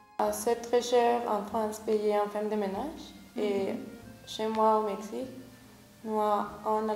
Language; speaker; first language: French; non-native, learner; Spanish